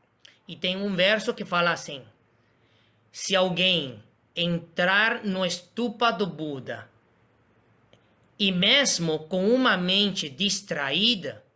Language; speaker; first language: Portuguese; non-native, fluent; Spanish